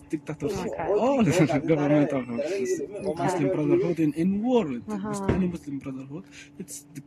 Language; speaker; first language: English; non-native, learner; Arabic